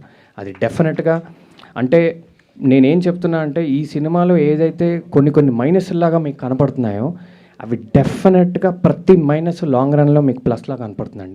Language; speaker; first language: Telugu; native; Telugu